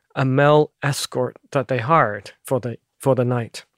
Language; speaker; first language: English; non-native, local second language; Cantonese